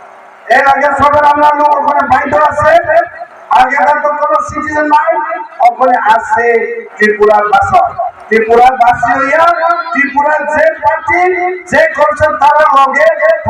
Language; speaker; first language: Bangla; non-native, learner; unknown